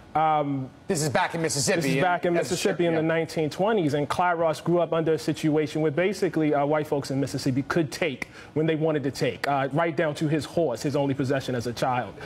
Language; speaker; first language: English; native; English